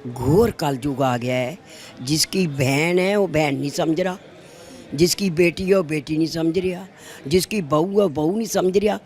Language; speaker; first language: Hindi; non-native, local second language; Punjabi